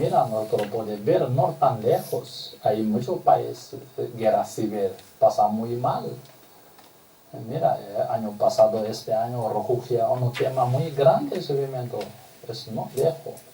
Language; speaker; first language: Spanish; non-native, learner; Tibetan